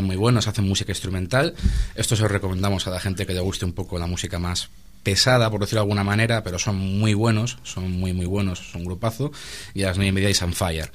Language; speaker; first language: Spanish; native; Spanish